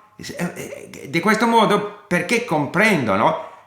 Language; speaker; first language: Italian; non-native, fluent; English